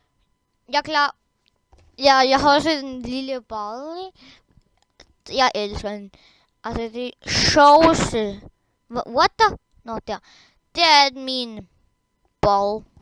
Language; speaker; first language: Danish; early bilingual, other home language; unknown